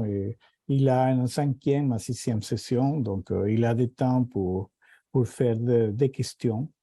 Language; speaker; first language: French; non-native, fluent; Spanish